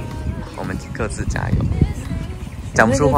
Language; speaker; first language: Chinese; native; Chinese